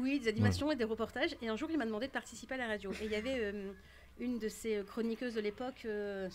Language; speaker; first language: French; native; French